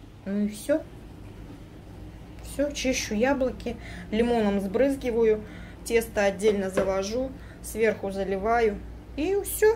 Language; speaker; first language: Russian; native; Russian